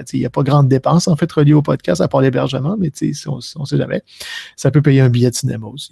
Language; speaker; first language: French; native; French